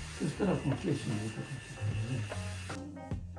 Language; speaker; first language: Japanese; native; Japanese